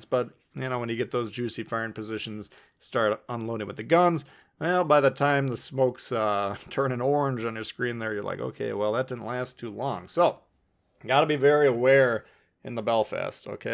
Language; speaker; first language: English; native; English